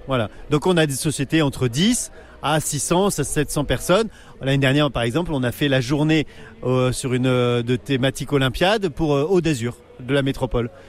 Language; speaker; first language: French; native; French